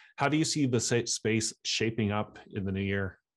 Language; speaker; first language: English; native; English